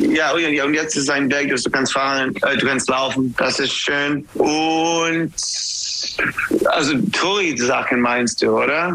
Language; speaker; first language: German; non-native, learner; English